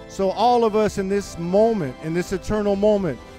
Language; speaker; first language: English; native; English